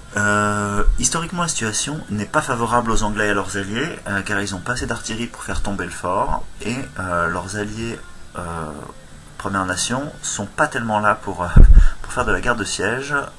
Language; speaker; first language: French; native; French